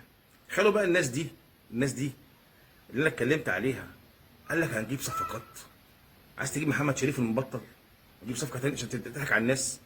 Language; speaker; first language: Arabic; native; Arabic